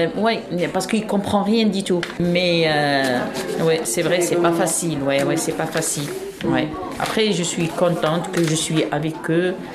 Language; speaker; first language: French; non-native, local second language; Arabic